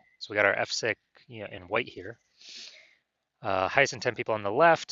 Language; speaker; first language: English; native; English